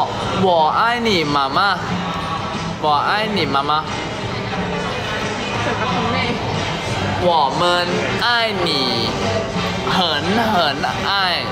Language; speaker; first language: Chinese; non-native, learner; Thai